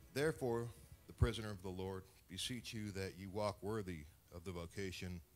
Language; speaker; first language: English; non-native, fluent; Spanish